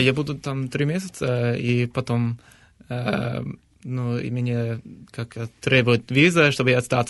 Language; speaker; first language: Ukrainian; non-native, learner; English